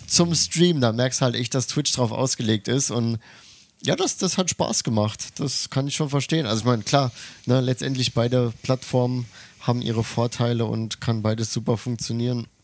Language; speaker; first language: German; native; German